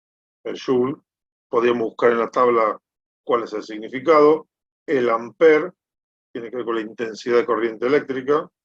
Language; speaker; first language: Spanish; native; Spanish